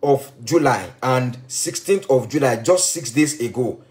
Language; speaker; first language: English; non-native, local second language; Yoruba